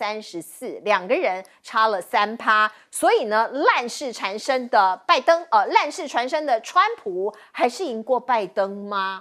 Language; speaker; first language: Chinese; native; Chinese